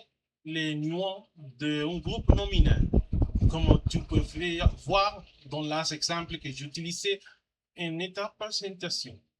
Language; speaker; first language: French; non-native, learner; Spanish